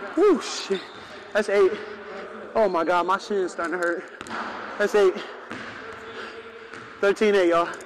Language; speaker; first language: English; native; English